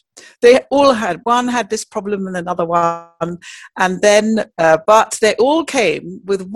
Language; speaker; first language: English; native; English